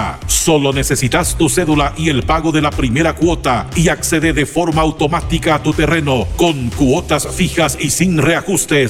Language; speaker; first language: Spanish; native; Spanish